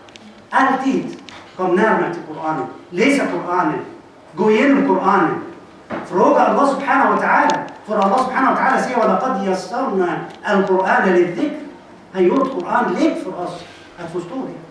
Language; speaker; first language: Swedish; non-native, fluent; Arabic